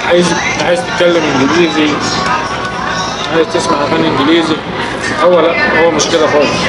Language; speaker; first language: Arabic; native; Arabic